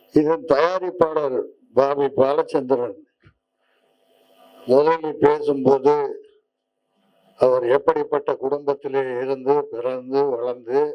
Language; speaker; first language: Tamil; native; Tamil